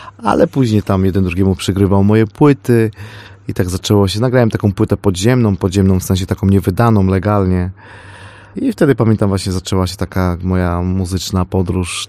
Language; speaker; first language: Polish; non-native, fluent; Armenian